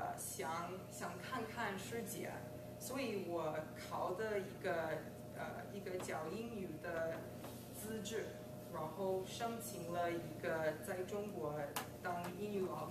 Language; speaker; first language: Chinese; non-native, fluent; English